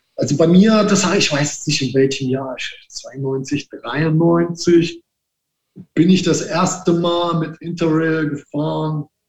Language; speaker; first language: German; early bilingual, other home language; Italian